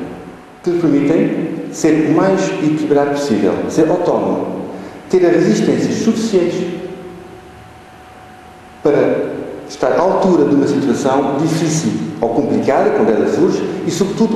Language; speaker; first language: Portuguese; native; Portuguese